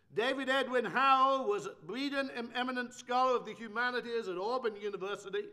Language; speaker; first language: English; native; English